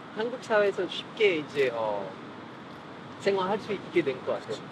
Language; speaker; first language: Korean; non-native, fluent; French